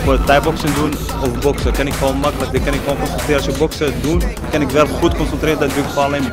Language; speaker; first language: Dutch; non-native, learner; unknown